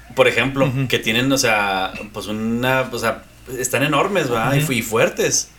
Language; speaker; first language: Spanish; native; Spanish